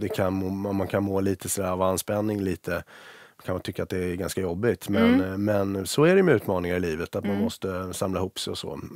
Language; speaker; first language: Swedish; native; Swedish